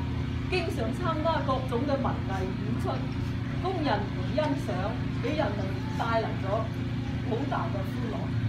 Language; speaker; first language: Cantonese; native; Cantonese